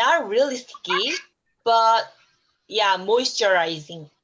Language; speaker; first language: English; non-native, learner; Korean